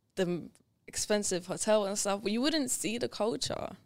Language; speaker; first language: English; non-native, fluent; Lithuanian